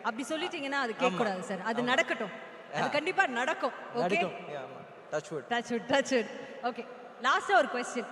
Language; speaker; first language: Tamil; native; Tamil